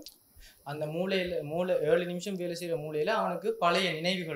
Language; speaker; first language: Tamil; native; Tamil